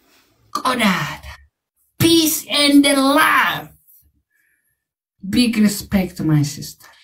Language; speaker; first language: English; non-native, learner; Amharic